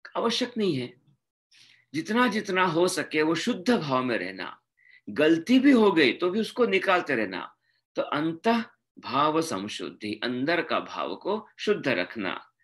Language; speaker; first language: Hindi; non-native, local second language; Marathi